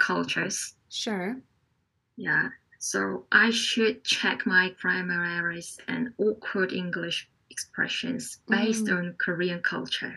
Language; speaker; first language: English; non-native, fluent; Korean